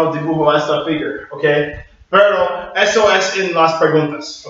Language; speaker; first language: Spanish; non-native, learner; English